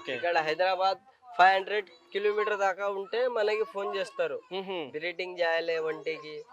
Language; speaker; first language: Telugu; non-native, local second language; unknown